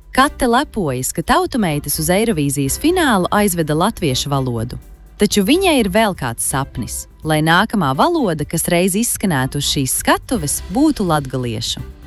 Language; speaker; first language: Latvian; native; Latvian